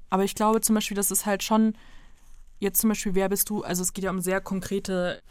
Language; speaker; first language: German; native; German